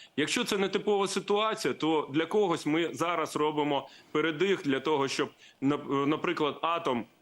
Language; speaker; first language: Ukrainian; native; Ukrainian